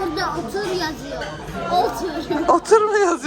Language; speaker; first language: Turkish; early bilingual, heritage; Turkish